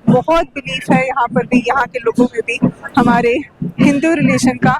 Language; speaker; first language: Hindi; native; Hindi